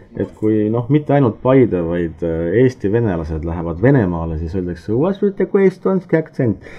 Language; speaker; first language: Estonian; non-native, local second language; Russian